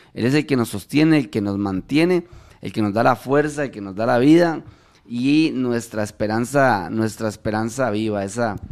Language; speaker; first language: Spanish; native; Spanish